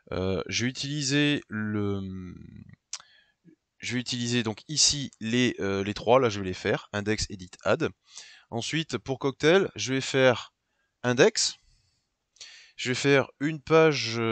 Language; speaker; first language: French; native; French